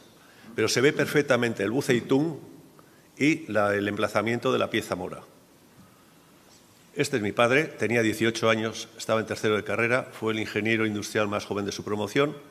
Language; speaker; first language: Spanish; native; Spanish